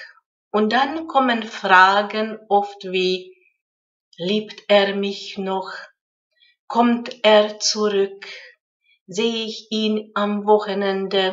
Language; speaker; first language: German; non-native, fluent; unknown